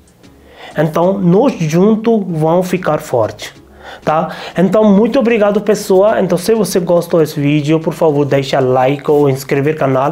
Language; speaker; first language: Portuguese; non-native, learner; Hindi